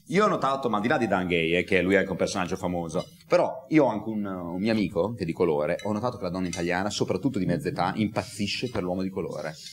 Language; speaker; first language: Italian; native; Italian